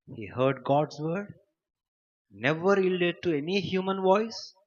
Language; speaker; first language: English; non-native, local second language; Telugu